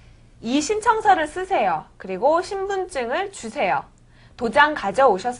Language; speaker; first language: Korean; native; Korean